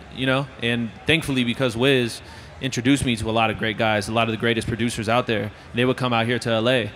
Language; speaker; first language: English; native; English